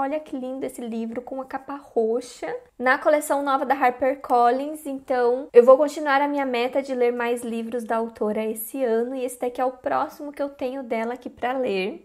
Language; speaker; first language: Portuguese; native; Portuguese